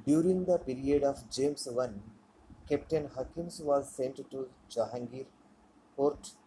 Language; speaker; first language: English; non-native, local second language; Telugu